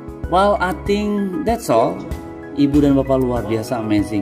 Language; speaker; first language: English; non-native, fluent; Indonesian